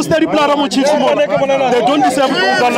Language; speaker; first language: English; non-native, local second language; Southern Sotho